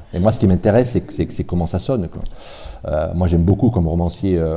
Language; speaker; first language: French; native; French